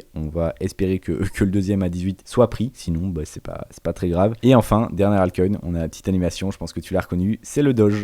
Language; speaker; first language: French; native; French